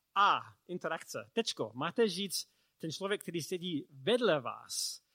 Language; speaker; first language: Czech; non-native, fluent; English